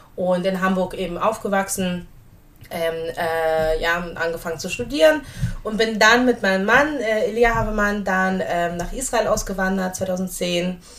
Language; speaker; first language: German; early bilingual, other home language; Russian